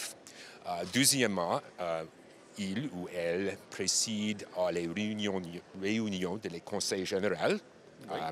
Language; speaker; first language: French; non-native, learner; English